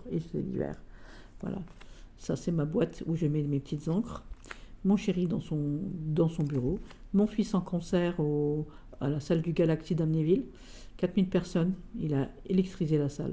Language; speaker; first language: French; native; French